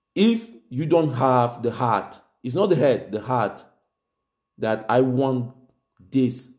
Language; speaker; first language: English; non-native, local second language; French